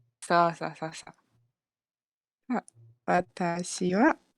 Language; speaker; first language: Japanese; non-native, fluent; Malay